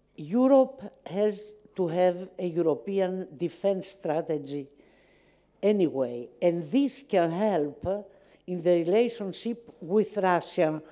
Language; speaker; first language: English; non-native, fluent; Greek